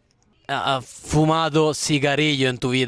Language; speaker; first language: Spanish; non-native, learner; Italian